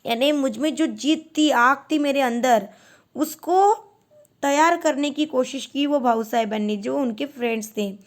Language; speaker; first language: Hindi; non-native, local second language; Marathi